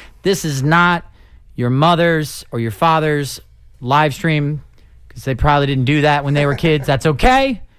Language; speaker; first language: English; native; English